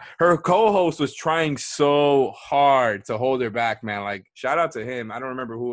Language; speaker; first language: English; native; English